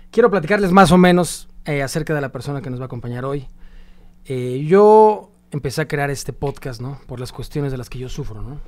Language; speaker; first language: Spanish; native; Spanish